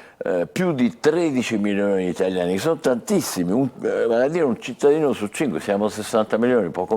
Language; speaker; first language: Italian; native; Italian